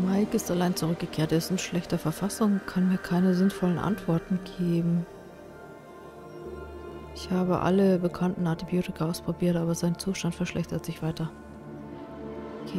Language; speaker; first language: German; native; German